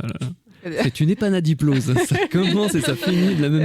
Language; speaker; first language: French; native; French